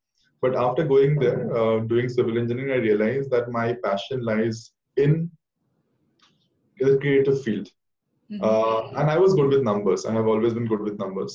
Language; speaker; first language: English; non-native, local second language; Bangla